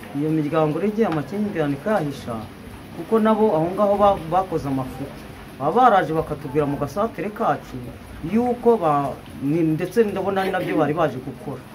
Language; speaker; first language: Kinyarwanda; native; Kinyarwanda